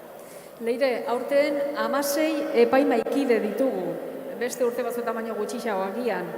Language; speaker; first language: Basque; native; Basque